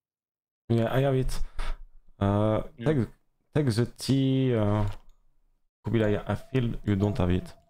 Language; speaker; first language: English; non-native, learner; French